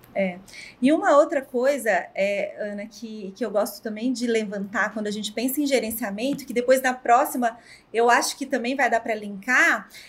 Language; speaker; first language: Portuguese; native; Portuguese